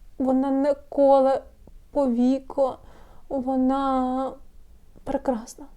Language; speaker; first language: Ukrainian; non-native, local second language; Russian